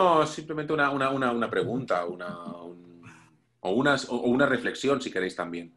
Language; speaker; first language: Spanish; native; Spanish